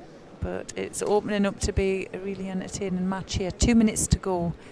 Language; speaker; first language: English; native; English